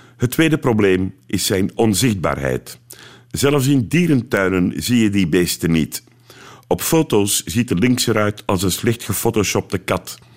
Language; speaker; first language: Dutch; native; Dutch